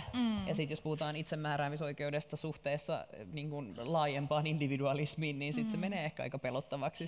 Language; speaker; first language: Finnish; native; Finnish